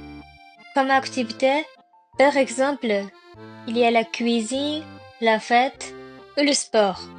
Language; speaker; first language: French; non-native, learner; Japanese